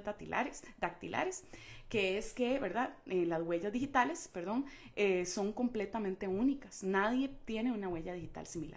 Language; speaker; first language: Spanish; native; Spanish